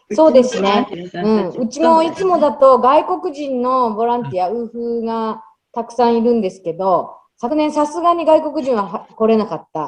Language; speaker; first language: Japanese; native; Japanese